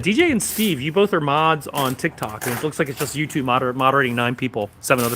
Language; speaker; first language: English; native; English